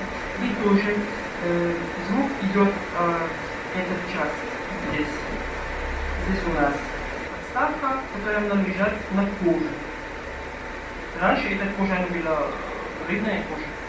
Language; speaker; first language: Russian; non-native, fluent; Arabic